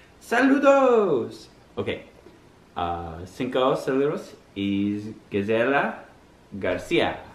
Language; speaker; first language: Spanish; non-native, learner; English